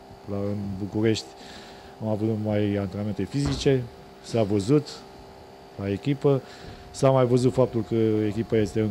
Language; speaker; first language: Romanian; native; Romanian